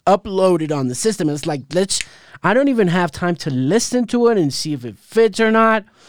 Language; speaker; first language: English; non-native, fluent; Spanish